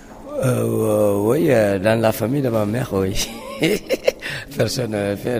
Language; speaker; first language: French; non-native, local second language; Mandingo